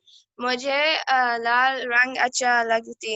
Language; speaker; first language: Hindi; early bilingual, heritage; Urdu